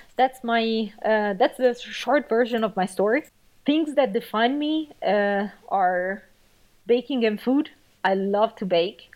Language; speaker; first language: English; non-native, fluent; Italian